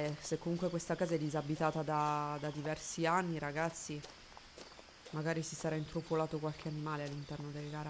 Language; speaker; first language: Italian; native; Italian